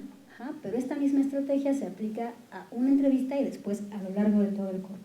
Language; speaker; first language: Spanish; native; Spanish